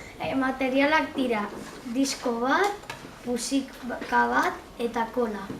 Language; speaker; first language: Basque; non-native, local second language; Spanish